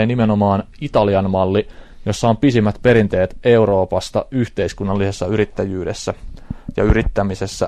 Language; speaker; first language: Finnish; native; Finnish